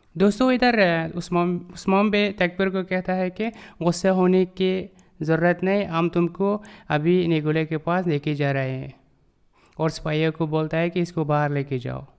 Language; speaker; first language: Urdu; non-native, learner; Turkish